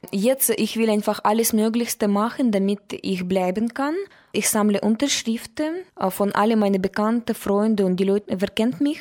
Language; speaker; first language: German; non-native, learner; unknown